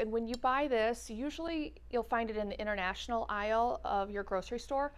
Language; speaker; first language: English; native; English